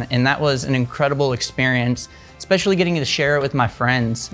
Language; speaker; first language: English; native; English